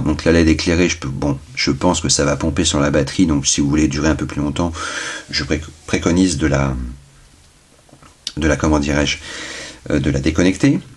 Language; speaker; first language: French; native; French